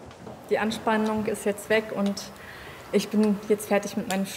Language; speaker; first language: German; early bilingual, other home language; Turkish